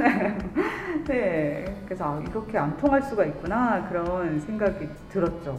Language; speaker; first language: Korean; native; Korean